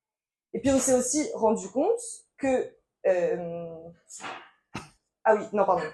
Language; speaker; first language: French; native; French